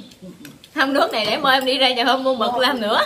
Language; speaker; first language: Vietnamese; native; Vietnamese